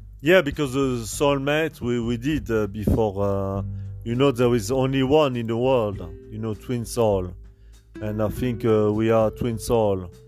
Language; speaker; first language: English; non-native, learner; French